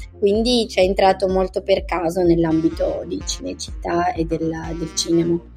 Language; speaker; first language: Italian; native; Italian